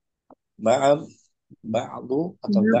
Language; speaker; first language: Indonesian; native; Indonesian